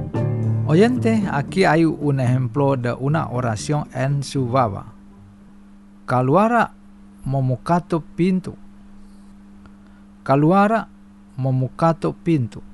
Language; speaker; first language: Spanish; non-native, fluent; Indonesian